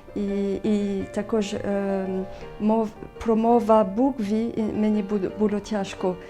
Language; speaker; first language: Ukrainian; non-native, learner; French